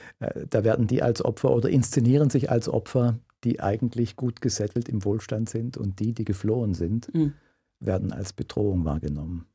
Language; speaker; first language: German; native; German